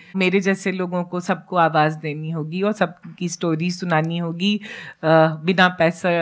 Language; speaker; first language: Hindi; native; Hindi